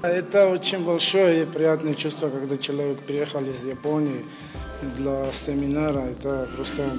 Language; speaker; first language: Russian; non-native, fluent; Georgian